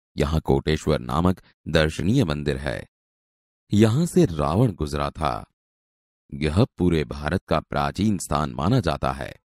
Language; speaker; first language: Hindi; non-native, local second language; Gujarati